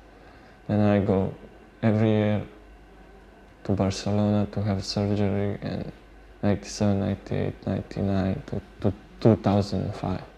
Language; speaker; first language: English; non-native, learner; Bosnian